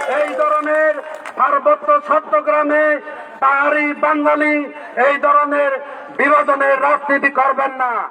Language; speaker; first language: Bangla; non-native, local second language; Chakma